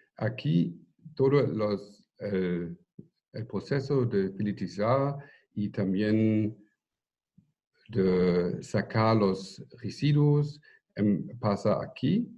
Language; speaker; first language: Spanish; non-native, fluent; German